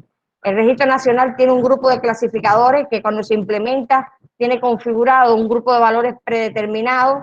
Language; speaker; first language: Spanish; native; Spanish